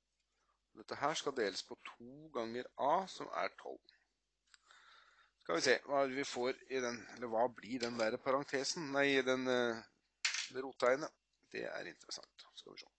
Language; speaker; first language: Norwegian; native; Norwegian